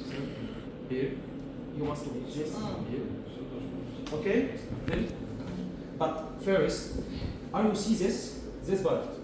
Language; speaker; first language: English; non-native, learner; Arabic